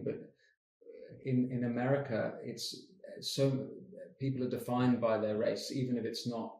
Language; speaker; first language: English; native; English